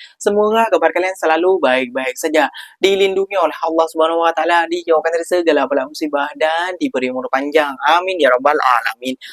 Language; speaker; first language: Indonesian; native; Indonesian